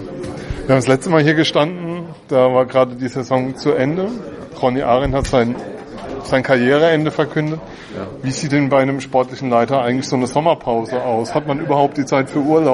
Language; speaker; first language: German; native; German